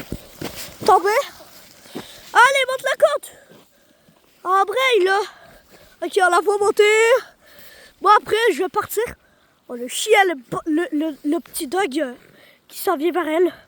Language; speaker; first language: French; native; French